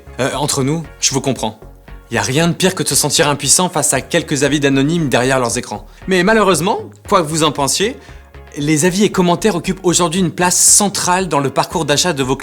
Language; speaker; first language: French; native; French